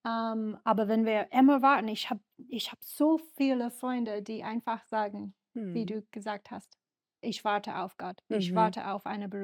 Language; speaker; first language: German; non-native, learner; English